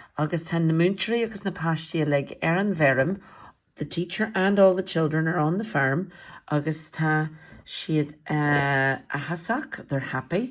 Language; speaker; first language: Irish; non-native, local second language; English